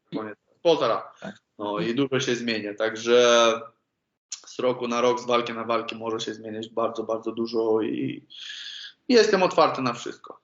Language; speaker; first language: Polish; non-native, learner; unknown